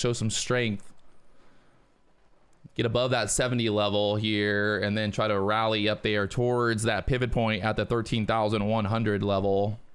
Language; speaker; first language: English; native; English